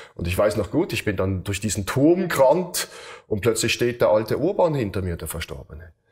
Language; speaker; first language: German; native; German